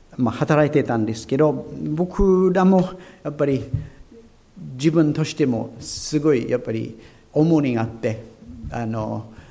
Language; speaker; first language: Japanese; non-native, fluent; English